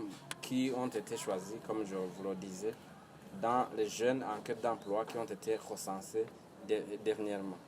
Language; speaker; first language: French; non-native, local second language; Rundi